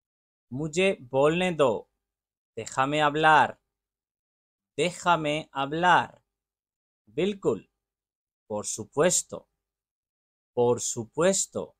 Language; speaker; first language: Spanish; non-native, learner; Urdu